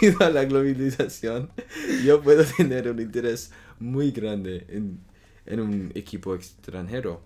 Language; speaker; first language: Spanish; non-native, learner; French